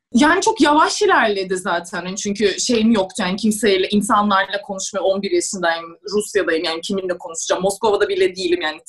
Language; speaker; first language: Turkish; non-native, fluent; Russian